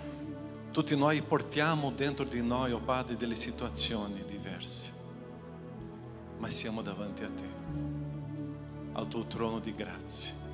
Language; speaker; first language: Italian; non-native, fluent; Portuguese